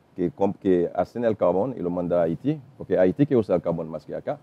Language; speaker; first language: Spanish; non-native, fluent; Haitian Creole